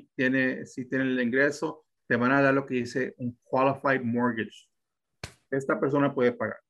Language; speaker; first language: Spanish; early bilingual, heritage; Spanish